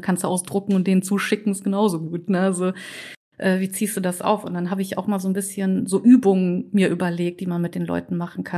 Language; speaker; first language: German; native; German